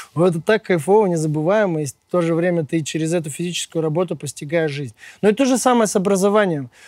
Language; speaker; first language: Russian; native; Russian